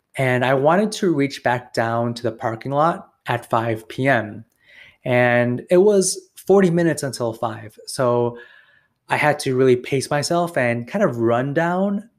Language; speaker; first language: English; native; English